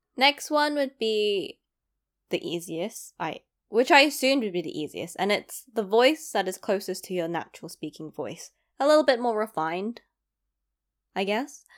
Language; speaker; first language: English; native; English